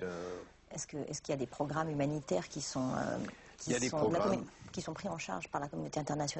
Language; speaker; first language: French; native; French